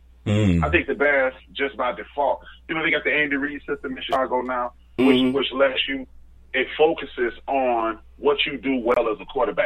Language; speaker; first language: English; native; English